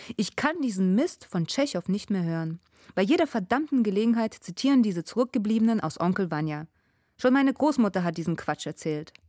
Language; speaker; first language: German; early bilingual, other home language; Russian